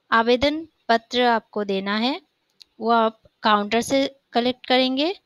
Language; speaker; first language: Hindi; native; Hindi